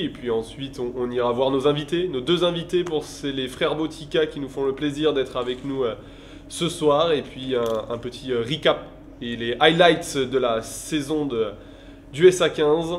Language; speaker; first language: French; native; French